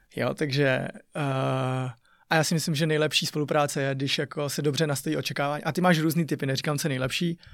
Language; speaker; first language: Czech; early bilingual, other home language; Chinese